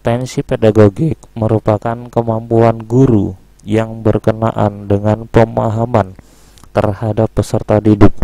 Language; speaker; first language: Indonesian; native; Indonesian